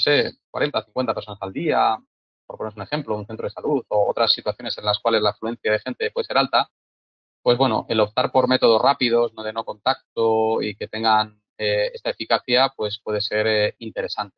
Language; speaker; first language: Spanish; native; Spanish